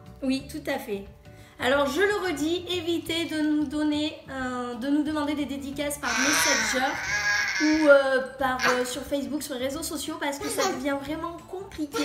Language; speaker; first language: French; native; French